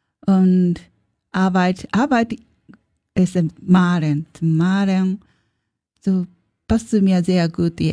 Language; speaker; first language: German; non-native, learner; Japanese